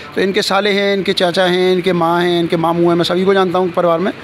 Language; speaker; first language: Hindi; native; Hindi